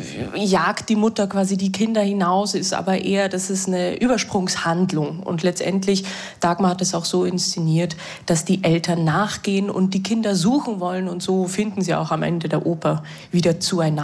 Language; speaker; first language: German; native; German